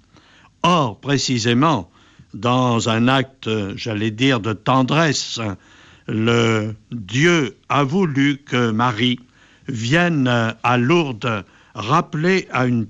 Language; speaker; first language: French; native; French